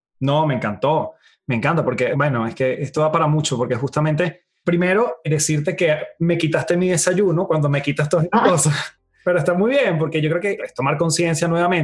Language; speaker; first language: Spanish; native; Spanish